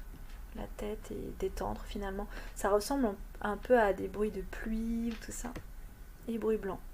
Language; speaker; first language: French; native; French